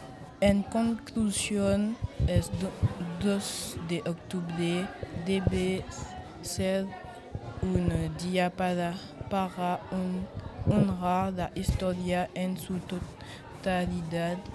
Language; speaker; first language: Spanish; non-native, learner; French